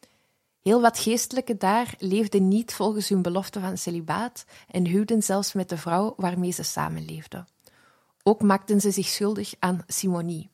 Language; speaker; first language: Dutch; native; Dutch